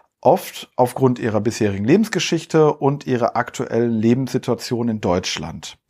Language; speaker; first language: German; native; German